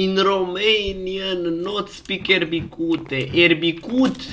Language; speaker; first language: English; non-native, learner; Romanian